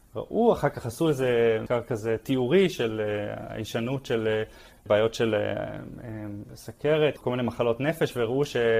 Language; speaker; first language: Hebrew; native; Hebrew